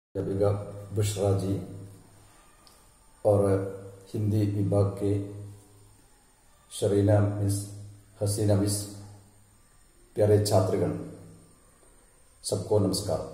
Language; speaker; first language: Hindi; non-native, local second language; Malayalam